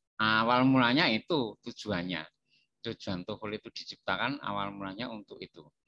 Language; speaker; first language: Indonesian; non-native, local second language; Javanese